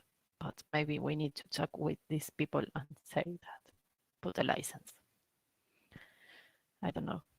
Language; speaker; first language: English; non-native, learner; Spanish